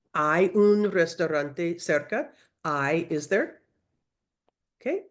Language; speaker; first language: Spanish; non-native, learner; English